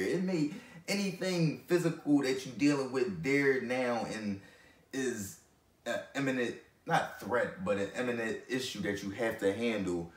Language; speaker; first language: English; native; English